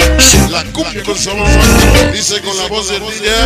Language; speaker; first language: Spanish; native; Spanish